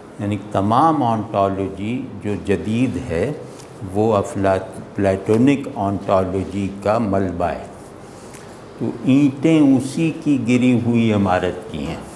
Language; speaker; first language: Urdu; native; Urdu